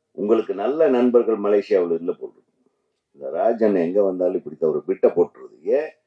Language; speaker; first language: Tamil; native; Tamil